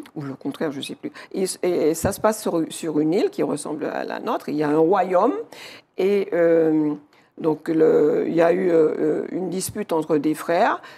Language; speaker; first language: French; native; French